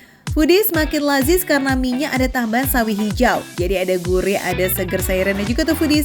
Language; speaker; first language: Indonesian; native; Indonesian